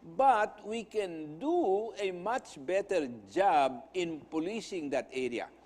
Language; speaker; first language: English; non-native, local second language; Filipino